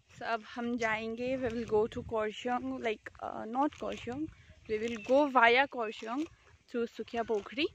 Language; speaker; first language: Hindi; non-native, local second language; Nepali